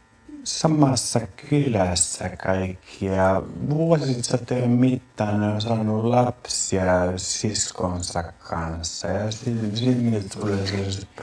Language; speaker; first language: Finnish; non-native, local second language; Swedish